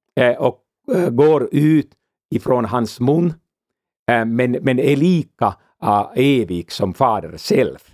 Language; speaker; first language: Swedish; non-native, fluent; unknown